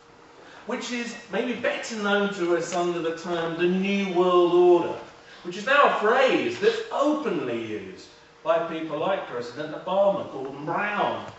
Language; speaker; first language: English; native; English